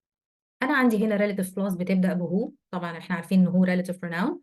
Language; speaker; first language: Arabic; native; Arabic